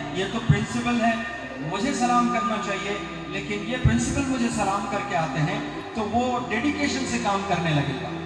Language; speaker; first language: Hindi; native; Hindi